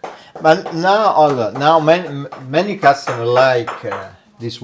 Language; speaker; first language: English; non-native, learner; Italian